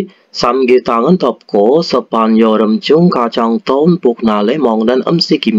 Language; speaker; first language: Korean; non-native, fluent; Indonesian